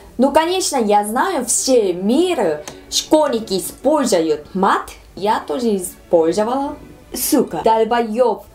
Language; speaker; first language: Russian; non-native, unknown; Korean